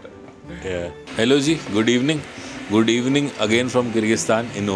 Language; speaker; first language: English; non-native, fluent; Hindi